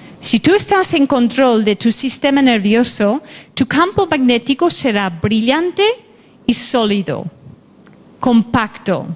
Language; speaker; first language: Spanish; non-native, fluent; English